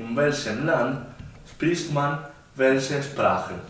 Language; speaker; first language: German; non-native, fluent; Spanish